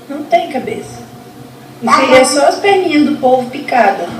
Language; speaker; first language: Portuguese; native; Portuguese